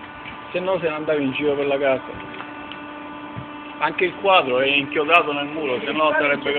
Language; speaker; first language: Italian; native; Italian